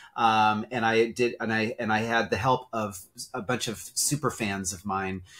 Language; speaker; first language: English; native; English